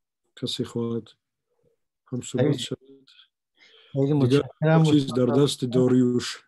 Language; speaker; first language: Persian; non-native, local second language; Shughni